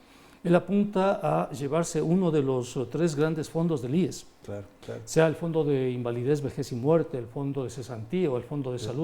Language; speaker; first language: Spanish; native; Spanish